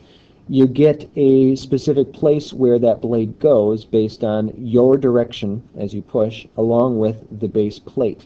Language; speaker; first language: English; native; English